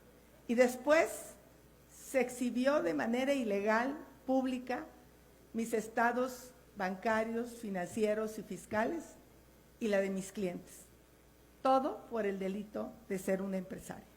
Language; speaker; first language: Spanish; native; Spanish